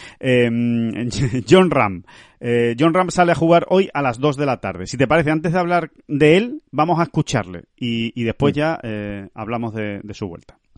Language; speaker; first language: Spanish; native; Spanish